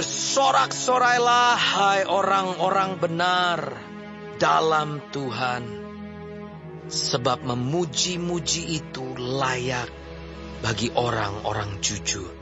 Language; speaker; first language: Indonesian; native; Indonesian